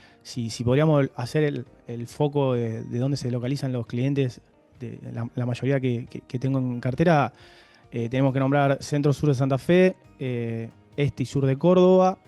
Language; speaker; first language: Spanish; native; Spanish